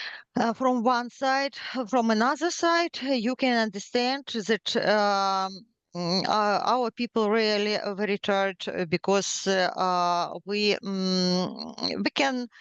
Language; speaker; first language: English; non-native, learner; Ukrainian